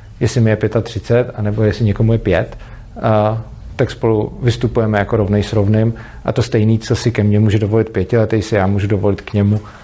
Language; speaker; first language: Czech; native; Czech